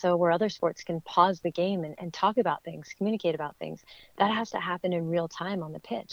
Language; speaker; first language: English; native; English